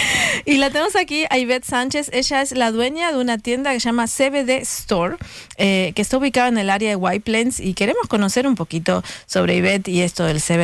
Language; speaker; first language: Spanish; native; Spanish